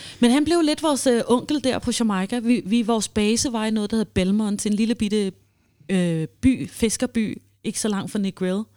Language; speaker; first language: Danish; early bilingual, heritage; Danish